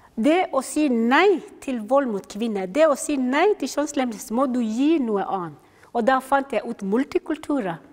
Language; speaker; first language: Norwegian; non-native, fluent; Somali